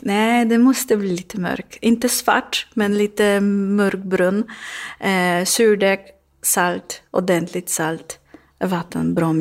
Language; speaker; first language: Swedish; non-native, learner; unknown